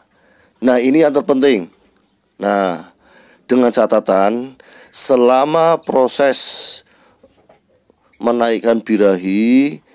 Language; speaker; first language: Indonesian; native; Indonesian